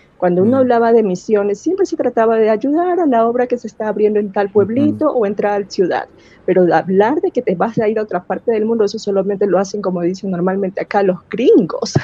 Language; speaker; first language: Spanish; native; Spanish